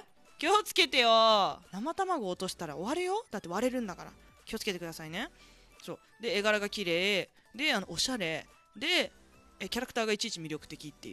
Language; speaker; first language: Japanese; native; Japanese